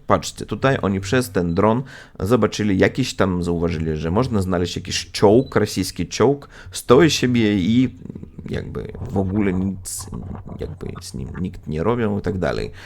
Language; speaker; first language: Polish; non-native, fluent; Russian